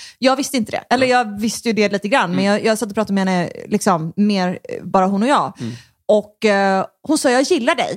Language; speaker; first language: Swedish; native; Swedish